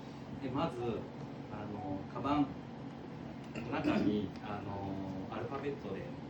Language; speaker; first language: Japanese; native; Japanese